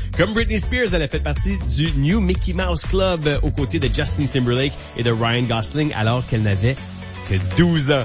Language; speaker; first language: French; native; French